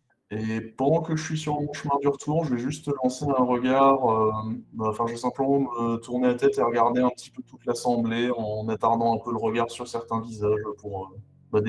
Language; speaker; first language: French; native; French